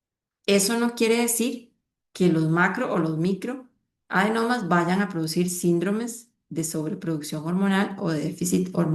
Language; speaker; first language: Spanish; native; Spanish